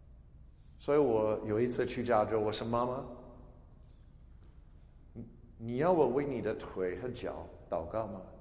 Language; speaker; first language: Chinese; non-native, fluent; English